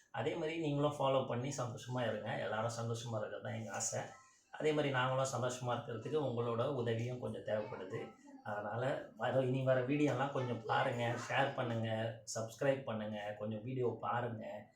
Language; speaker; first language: Tamil; native; Tamil